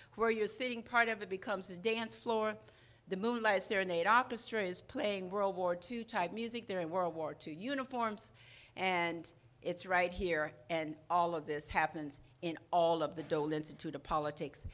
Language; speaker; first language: English; non-native, fluent; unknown